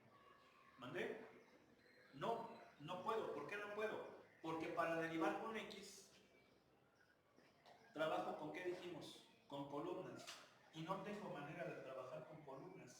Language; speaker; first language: Spanish; native; Spanish